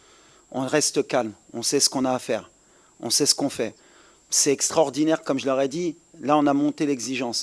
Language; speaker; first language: French; native; French